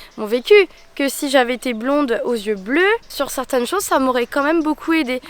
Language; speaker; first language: French; non-native, local second language; Morisyen